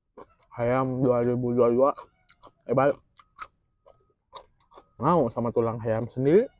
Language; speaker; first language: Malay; non-native, local second language; Sundanese